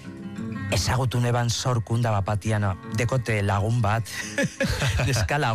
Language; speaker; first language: Basque; native; Basque